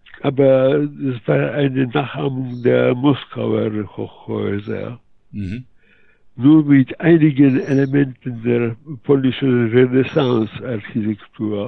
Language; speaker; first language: German; early bilingual, heritage; Polish